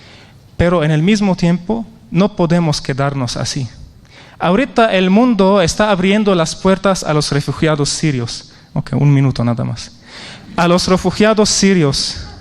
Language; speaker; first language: Spanish; non-native, fluent; Arabic